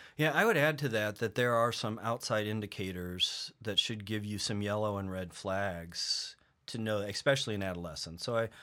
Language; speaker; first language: English; native; English